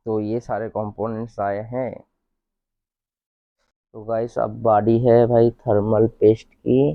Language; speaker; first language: Hindi; non-native, local second language; Bangla